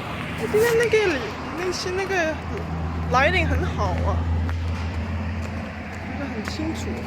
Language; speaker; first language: Chinese; early bilingual, heritage; Chinese